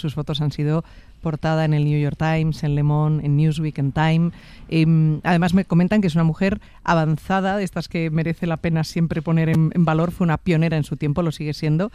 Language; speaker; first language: Spanish; native; Spanish